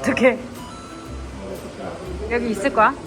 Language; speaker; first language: Korean; native; Korean